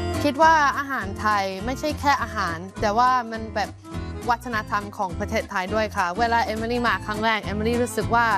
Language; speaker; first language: Thai; non-native, fluent; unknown